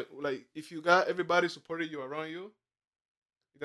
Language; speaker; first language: English; non-native, fluent; Spanish